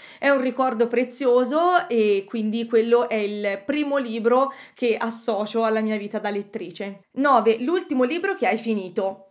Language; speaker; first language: Italian; native; Italian